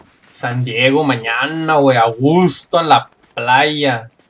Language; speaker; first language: Spanish; early bilingual, heritage; Spanish